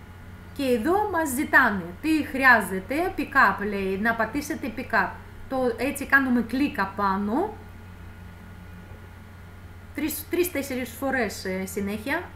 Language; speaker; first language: Greek; non-native, fluent; Russian